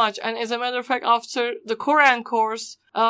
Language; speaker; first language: English; non-native, fluent; Turkish